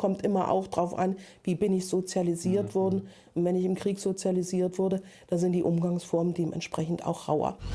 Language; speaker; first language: German; native; German